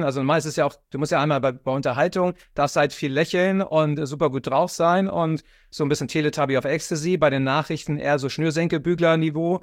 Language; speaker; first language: German; native; German